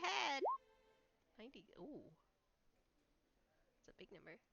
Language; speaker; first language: English; native; English